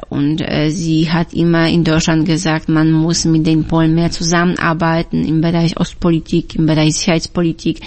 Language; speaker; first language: German; non-native, fluent; Polish